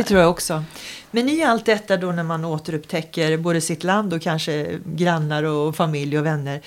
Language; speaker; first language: Swedish; native; Swedish